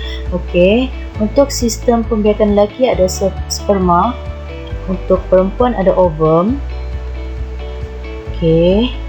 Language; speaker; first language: Malay; native; Malay